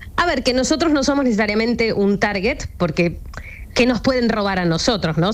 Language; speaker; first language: Spanish; native; Spanish